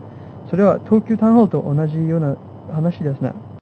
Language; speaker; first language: Japanese; non-native, fluent; English